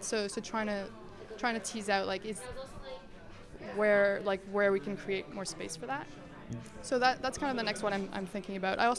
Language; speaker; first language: English; non-native, fluent; Spanish